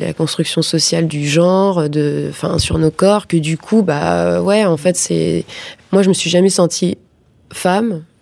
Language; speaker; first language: French; native; French